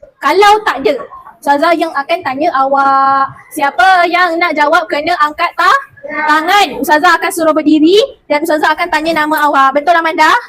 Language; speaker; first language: Malay; native; Malay